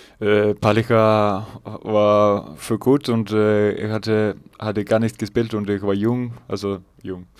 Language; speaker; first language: German; non-native, fluent; Icelandic